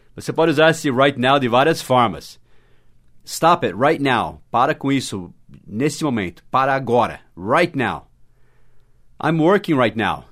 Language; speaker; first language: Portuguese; non-native, fluent; English